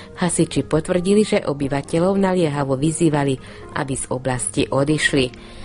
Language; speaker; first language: Slovak; non-native, local second language; Hungarian